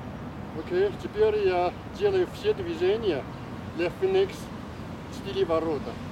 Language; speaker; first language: Russian; non-native, learner; Chinese